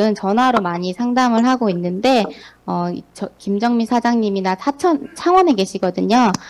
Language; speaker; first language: Korean; native; Korean